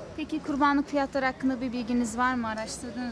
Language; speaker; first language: Turkish; native; Turkish